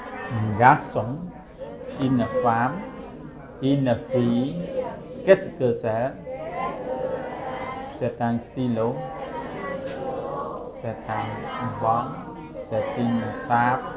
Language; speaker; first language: French; non-native, fluent; Khmer